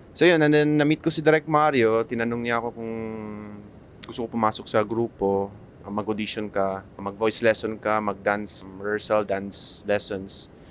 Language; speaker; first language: Filipino; non-native, local second language; Cebuano